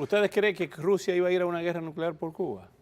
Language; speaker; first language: Spanish; native; Spanish